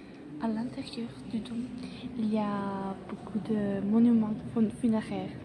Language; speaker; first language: French; non-native, learner; Estonian